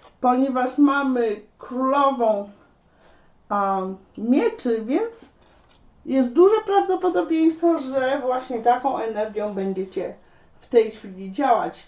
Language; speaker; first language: Polish; native; Polish